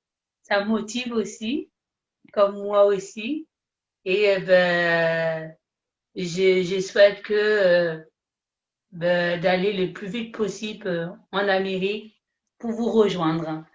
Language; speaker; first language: French; early bilingual, other home language; Haitian Creole